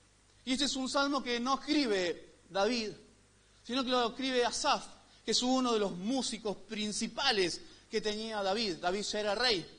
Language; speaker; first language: Spanish; native; Spanish